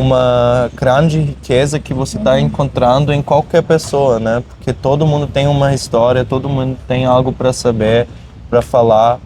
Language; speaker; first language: Portuguese; non-native, fluent; German